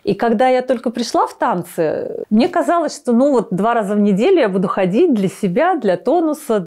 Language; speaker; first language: Russian; native; Russian